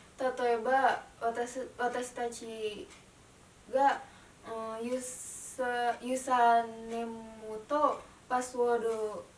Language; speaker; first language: Japanese; non-native, learner; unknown